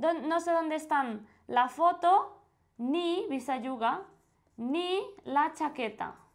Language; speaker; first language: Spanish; non-native, fluent; Indonesian